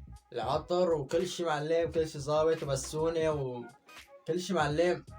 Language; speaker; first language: Arabic; native; Arabic